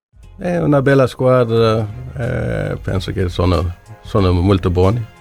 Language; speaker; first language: Italian; non-native, learner; Swedish